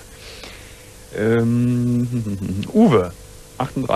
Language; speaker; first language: German; native; German